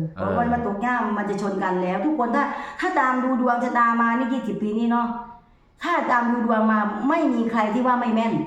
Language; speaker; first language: Thai; non-native, local second language; Northeastern Thai